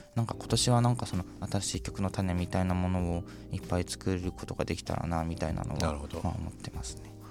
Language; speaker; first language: Japanese; native; Japanese